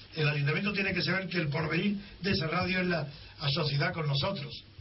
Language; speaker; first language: Spanish; native; Spanish